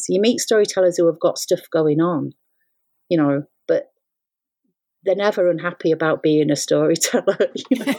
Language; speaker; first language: English; native; English